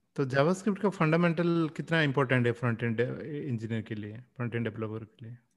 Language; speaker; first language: Hindi; non-native, local second language; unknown